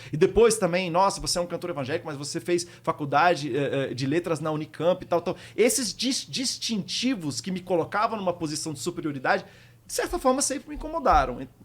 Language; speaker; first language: Portuguese; early bilingual, heritage; Portuguese